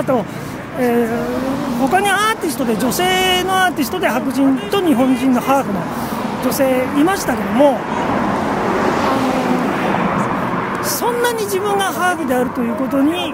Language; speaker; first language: Japanese; native; Japanese